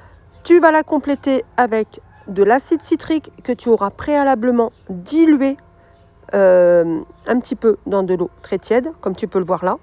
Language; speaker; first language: French; native; French